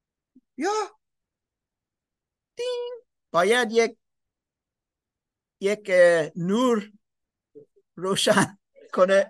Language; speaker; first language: Persian; non-native, learner; English